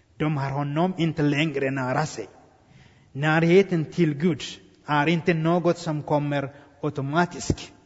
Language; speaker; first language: Swedish; non-native, fluent; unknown